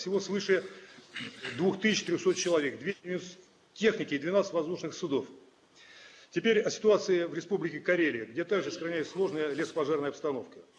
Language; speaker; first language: Russian; native; Russian